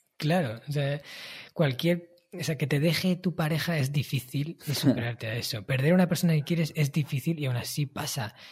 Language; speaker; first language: Spanish; native; Spanish